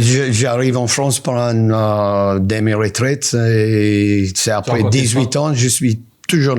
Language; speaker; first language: French; non-native, learner; English